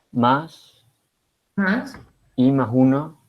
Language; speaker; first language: Spanish; native; Spanish